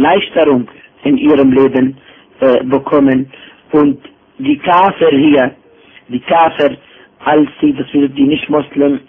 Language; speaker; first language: German; non-native, fluent; Arabic